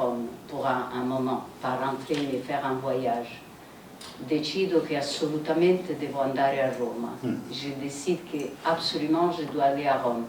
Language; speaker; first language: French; non-native, fluent; Italian